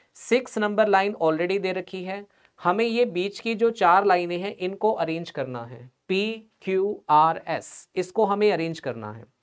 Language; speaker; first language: Hindi; non-native, local second language; Punjabi